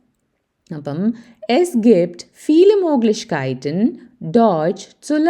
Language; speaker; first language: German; non-native, fluent; Malayalam